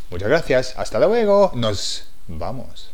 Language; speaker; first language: Spanish; non-native, fluent; English